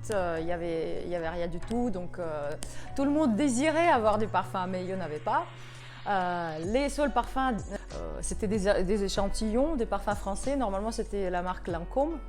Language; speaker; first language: French; non-native, fluent; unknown